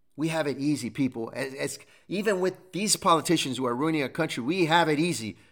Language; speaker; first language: English; non-native, fluent; Italian